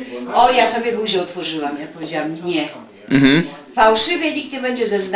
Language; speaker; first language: Polish; native; Polish